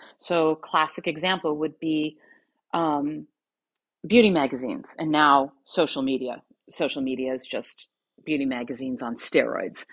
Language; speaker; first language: English; native; English